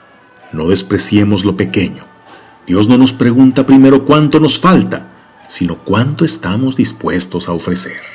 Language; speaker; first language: Spanish; native; Spanish